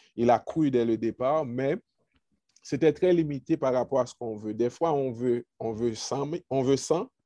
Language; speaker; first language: French; native; French